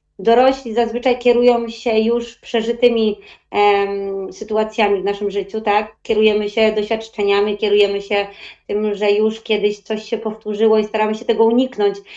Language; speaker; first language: Polish; native; Polish